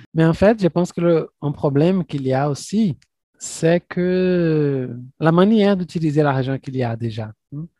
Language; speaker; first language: French; non-native, fluent; Portuguese